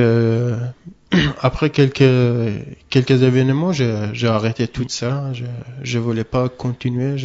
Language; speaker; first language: French; non-native, learner; Arabic